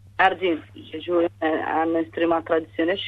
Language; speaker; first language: French; non-native, learner; Arabic